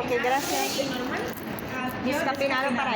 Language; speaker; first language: Spanish; non-native, learner; Filipino